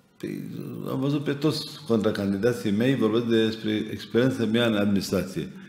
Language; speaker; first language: Romanian; non-native, fluent; Arabic